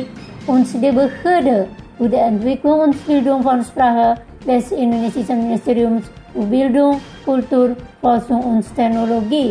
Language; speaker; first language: German; non-native, fluent; Indonesian